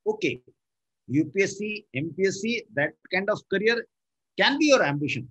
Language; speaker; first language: English; non-native, local second language; Marathi